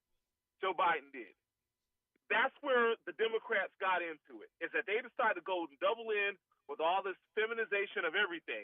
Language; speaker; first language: English; native; English